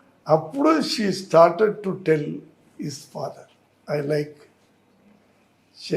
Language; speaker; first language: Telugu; non-native, learner; Tamil